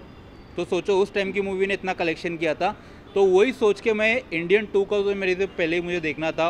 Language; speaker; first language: Hindi; native; Hindi